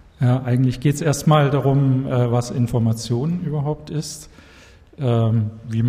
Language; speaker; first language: German; native; German